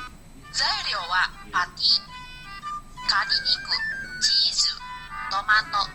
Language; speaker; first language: Japanese; non-native, learner; Indonesian